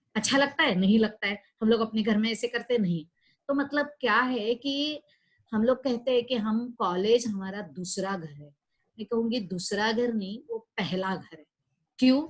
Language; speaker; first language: Hindi; non-native, local second language; Marathi